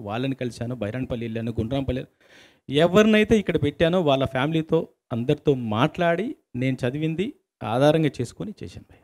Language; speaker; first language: Telugu; native; Telugu